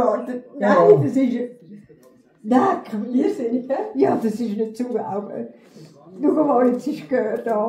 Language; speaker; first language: German; native; German